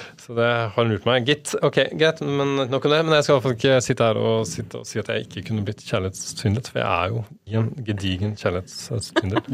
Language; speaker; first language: Norwegian; native; Norwegian